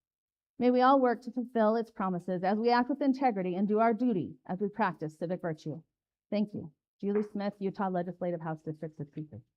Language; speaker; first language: English; native; English